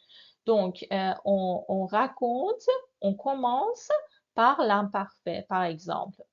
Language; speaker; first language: French; non-native, fluent; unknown